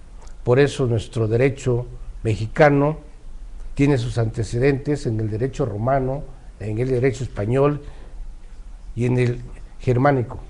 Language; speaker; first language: Spanish; native; Spanish